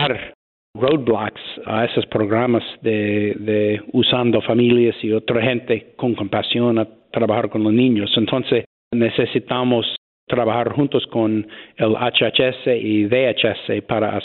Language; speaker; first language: Spanish; non-native, fluent; English